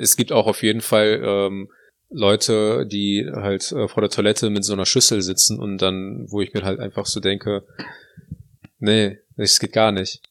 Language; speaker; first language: German; native; German